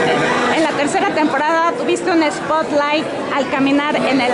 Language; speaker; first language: Spanish; native; Spanish